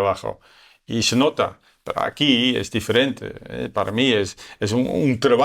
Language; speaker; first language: Spanish; non-native, learner; Dutch